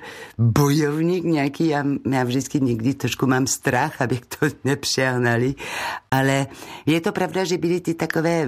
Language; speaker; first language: Czech; non-native, learner; French